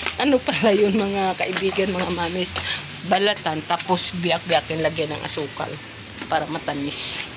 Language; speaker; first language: Filipino; non-native, local second language; Cebuano